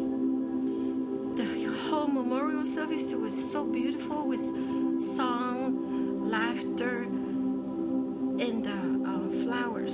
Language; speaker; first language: English; non-native, fluent; Chinese